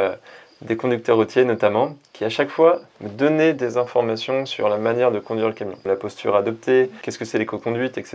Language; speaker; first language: French; native; French